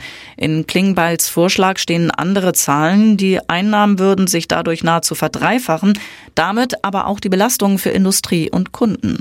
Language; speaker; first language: German; native; German